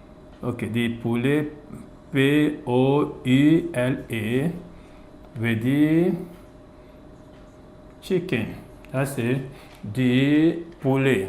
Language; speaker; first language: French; non-native, fluent; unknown